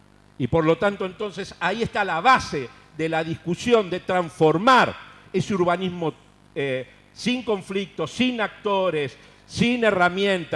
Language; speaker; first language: Spanish; native; Spanish